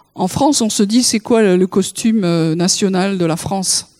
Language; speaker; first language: French; native; French